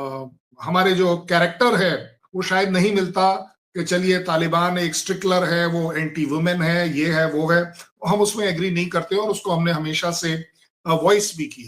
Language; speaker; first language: Hindi; native; Hindi